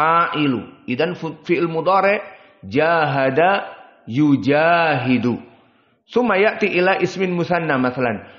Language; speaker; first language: Arabic; non-native, fluent; Indonesian